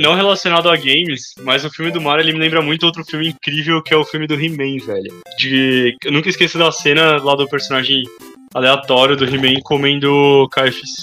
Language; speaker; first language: Portuguese; native; Portuguese